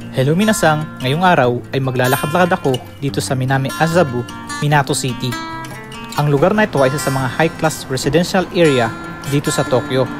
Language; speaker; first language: Filipino; non-native, local second language; Bikol